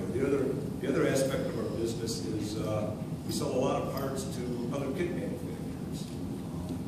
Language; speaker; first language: English; native; English